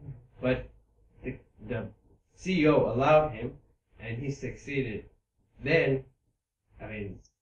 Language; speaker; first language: English; non-native, fluent; Japanese